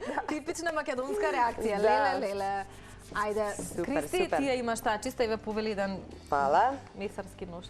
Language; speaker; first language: Macedonian; native; Macedonian